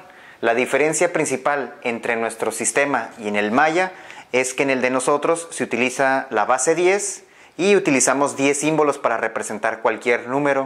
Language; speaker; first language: Spanish; native; Spanish